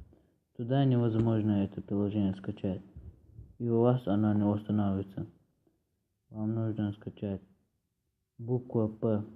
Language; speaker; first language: Russian; early bilingual, heritage; Russian